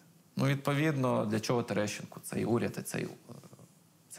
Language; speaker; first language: Ukrainian; native; Ukrainian